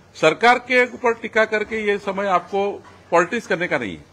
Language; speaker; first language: Hindi; non-native, local second language; Marathi